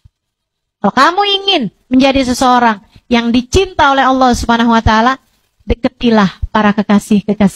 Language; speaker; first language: Indonesian; native; Indonesian